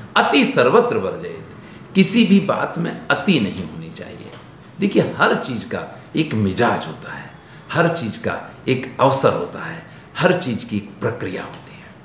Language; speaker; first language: Hindi; native; Hindi